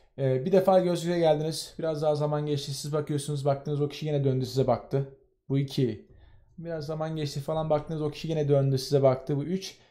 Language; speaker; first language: Turkish; native; Turkish